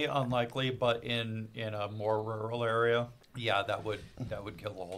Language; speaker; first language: English; native; English